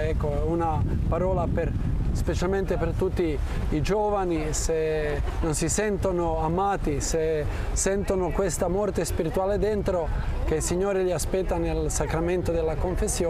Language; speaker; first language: Italian; non-native, fluent; Croatian